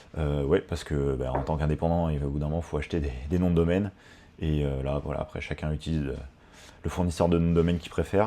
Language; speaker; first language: French; native; French